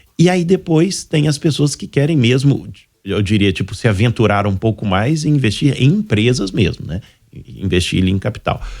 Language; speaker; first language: Portuguese; native; Portuguese